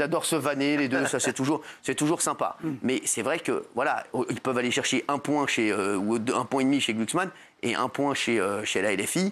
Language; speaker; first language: French; native; French